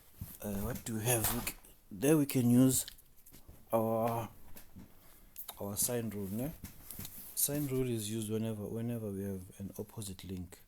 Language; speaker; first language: English; non-native, local second language; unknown